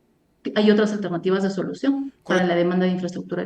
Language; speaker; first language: Spanish; native; Spanish